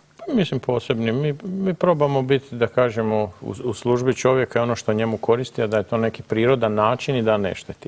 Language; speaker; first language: Croatian; native; Croatian